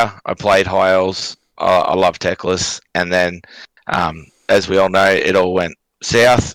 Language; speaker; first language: English; native; English